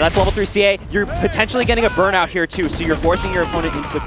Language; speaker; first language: English; native; English